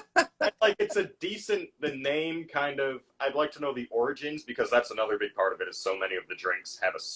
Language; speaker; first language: English; native; English